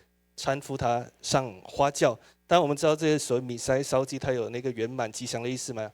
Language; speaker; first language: Chinese; native; Chinese